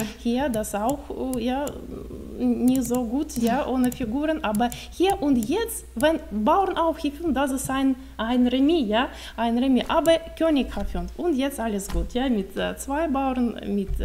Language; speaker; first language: German; non-native, learner; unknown